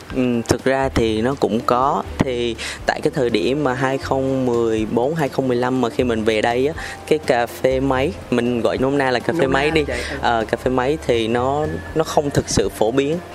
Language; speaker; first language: Vietnamese; native; Vietnamese